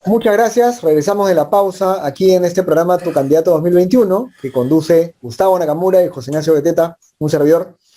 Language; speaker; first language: Spanish; native; Spanish